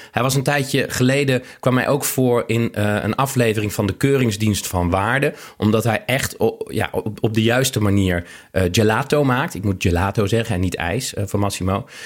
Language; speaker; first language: Dutch; native; Dutch